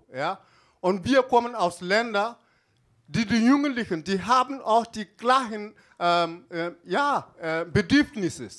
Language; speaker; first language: German; non-native, fluent; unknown